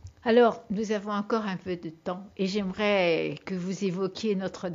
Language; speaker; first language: French; native; French